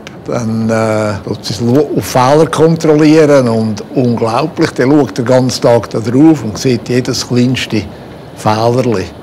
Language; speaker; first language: German; native; German